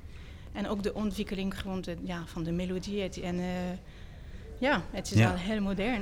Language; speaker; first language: Dutch; non-native, fluent; French